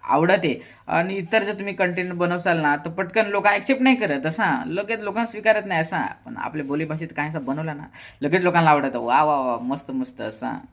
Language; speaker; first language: Marathi; non-native, local second language; Kukna